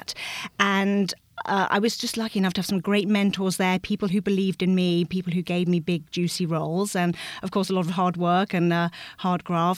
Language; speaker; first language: English; native; English